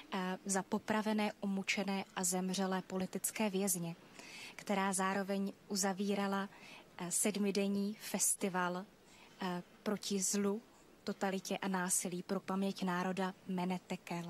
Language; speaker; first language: Czech; native; Czech